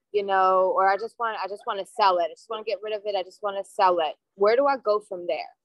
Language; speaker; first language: English; native; English